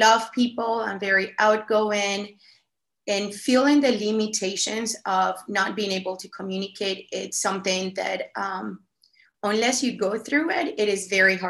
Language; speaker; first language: English; non-native, fluent; Spanish